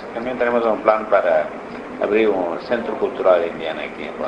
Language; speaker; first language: Spanish; non-native, learner; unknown